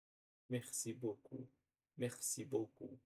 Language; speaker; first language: French; non-native, learner; Portuguese